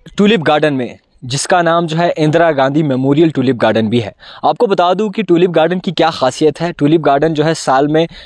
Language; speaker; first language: Hindi; non-native, local second language; Kashmiri